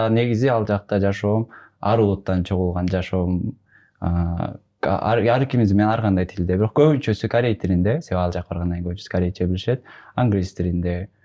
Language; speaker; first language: Kyrgyz; native; Kyrgyz